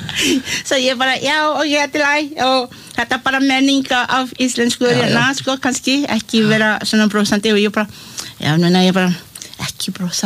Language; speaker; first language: Icelandic; non-native, learner; Malay